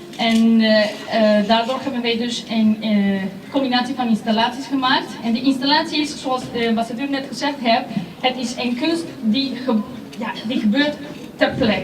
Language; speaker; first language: Dutch; non-native, fluent; Spanish